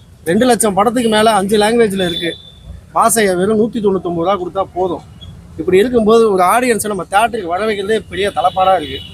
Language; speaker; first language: Tamil; native; Tamil